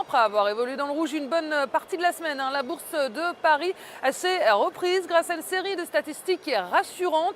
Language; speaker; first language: French; native; French